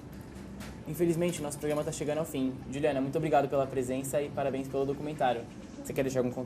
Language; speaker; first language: Portuguese; native; Portuguese